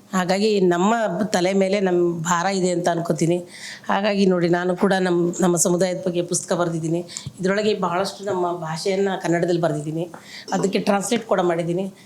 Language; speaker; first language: Kannada; non-native, local second language; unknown